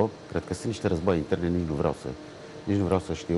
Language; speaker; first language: Romanian; native; Romanian